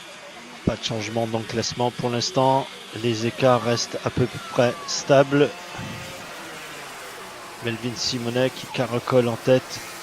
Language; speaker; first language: French; native; French